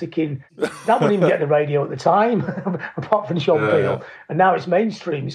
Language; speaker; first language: English; native; English